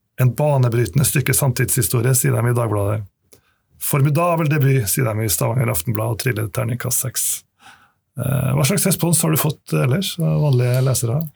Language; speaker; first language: Norwegian; native; Norwegian